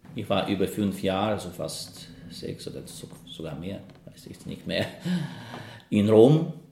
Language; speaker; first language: German; non-native, fluent; Russian